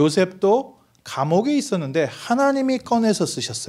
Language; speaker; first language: Korean; native; Korean